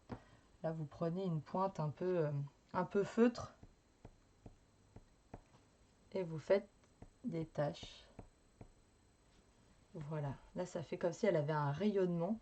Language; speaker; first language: French; native; French